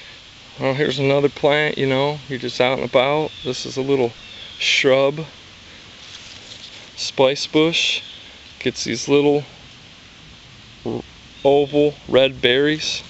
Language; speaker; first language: English; native; English